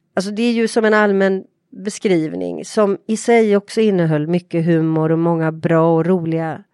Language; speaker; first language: Swedish; native; Swedish